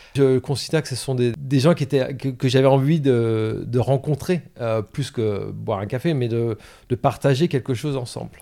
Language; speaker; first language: French; native; French